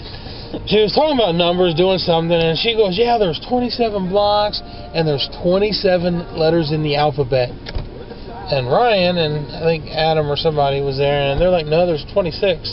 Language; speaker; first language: English; native; English